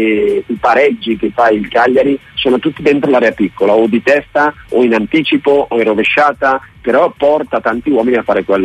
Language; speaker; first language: Italian; native; Italian